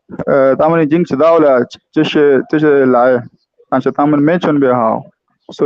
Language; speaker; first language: Chinese; non-native, learner; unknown